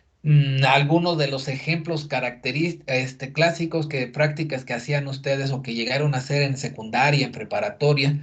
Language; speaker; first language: Spanish; native; Spanish